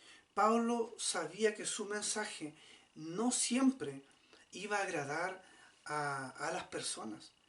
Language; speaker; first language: Spanish; native; Spanish